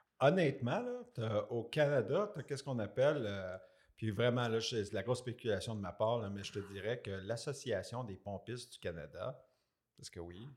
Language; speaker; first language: French; native; French